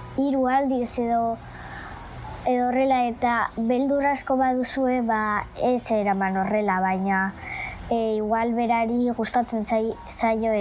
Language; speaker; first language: Basque; non-native, local second language; Spanish